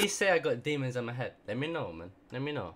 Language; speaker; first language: English; native; English